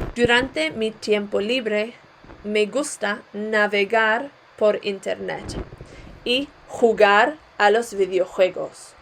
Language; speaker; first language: Spanish; non-native, fluent; English